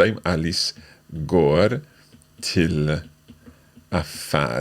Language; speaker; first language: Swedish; non-native, learner; English